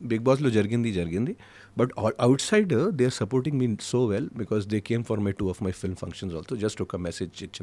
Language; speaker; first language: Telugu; non-native, fluent; Hindi